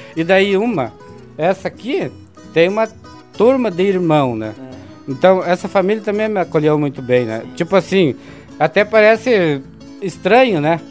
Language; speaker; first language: Portuguese; native; Portuguese